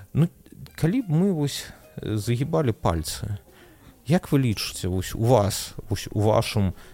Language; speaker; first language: Belarusian; non-native, local second language; Russian